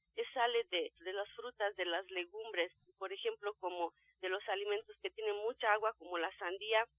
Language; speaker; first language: Spanish; non-native, fluent; Romanian